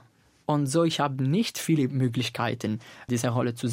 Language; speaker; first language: German; non-native, fluent; Italian